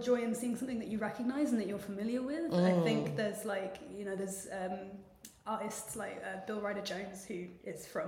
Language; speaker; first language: English; native; English